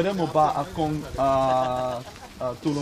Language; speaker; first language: Filipino; non-native, learner; Dutch